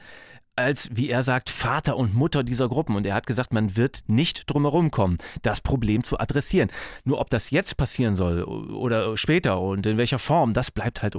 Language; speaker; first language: German; native; German